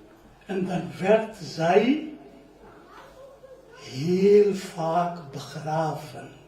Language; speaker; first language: Dutch; non-native, fluent; Urdu